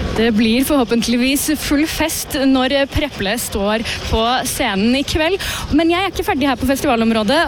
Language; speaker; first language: Norwegian; native; Norwegian